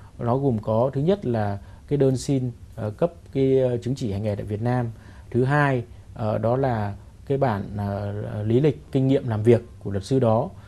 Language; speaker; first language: Vietnamese; native; Vietnamese